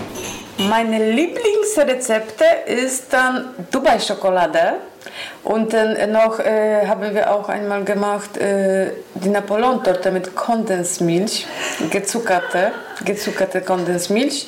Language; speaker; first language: German; non-native, learner; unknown